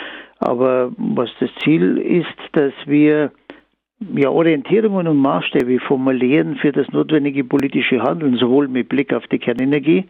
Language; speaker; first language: German; native; German